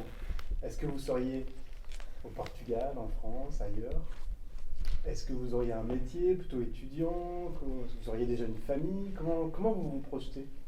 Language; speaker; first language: French; native; French